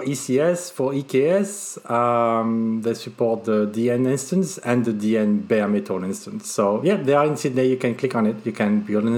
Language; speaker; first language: English; non-native, fluent; French